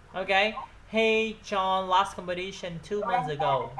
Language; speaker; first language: English; non-native, learner; Vietnamese